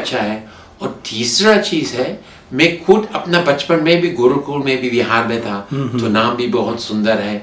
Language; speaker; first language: Hindi; non-native, fluent; English